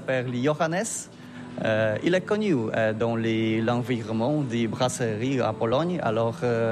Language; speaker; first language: French; non-native, learner; Polish